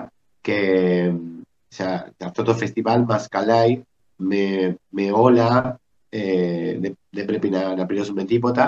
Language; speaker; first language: Greek; early bilingual, heritage; Spanish